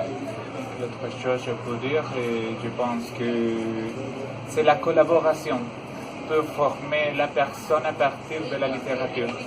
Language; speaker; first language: French; non-native, learner; Spanish